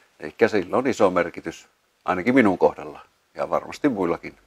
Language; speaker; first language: Finnish; native; Finnish